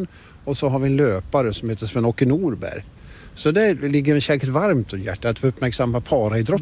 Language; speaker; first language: Swedish; native; Swedish